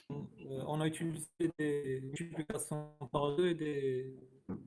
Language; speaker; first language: French; non-native, local second language; Arabic